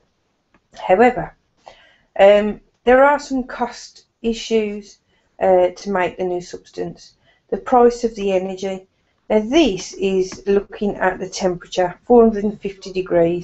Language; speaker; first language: English; native; English